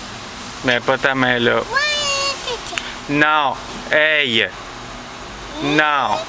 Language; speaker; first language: French; native; French